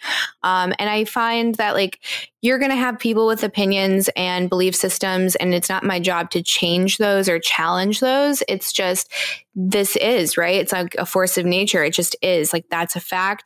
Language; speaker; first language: English; native; English